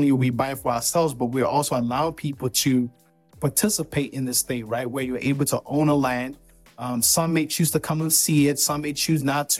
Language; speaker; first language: English; non-native, local second language; Yoruba